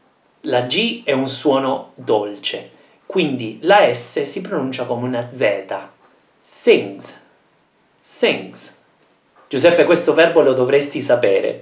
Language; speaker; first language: Italian; non-native, fluent; English